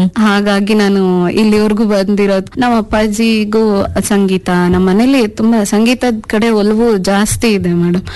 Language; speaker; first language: Kannada; non-native, local second language; Urdu